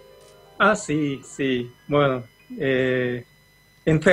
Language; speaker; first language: Spanish; non-native, fluent; Japanese